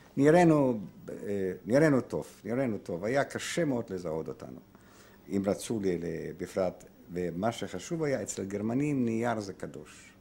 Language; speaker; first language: Hebrew; non-native, fluent; Polish